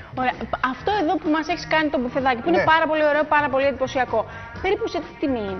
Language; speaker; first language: Greek; native; Greek